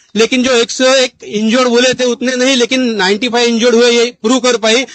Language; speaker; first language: Hindi; non-native, local second language; Marathi